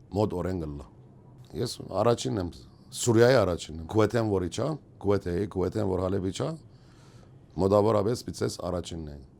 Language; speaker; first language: Armenian; early bilingual, heritage; Armenian